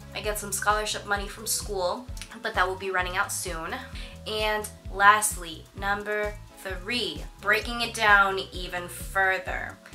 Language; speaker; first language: English; native; English